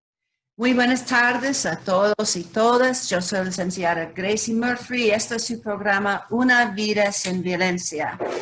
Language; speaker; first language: Spanish; non-native, learner; English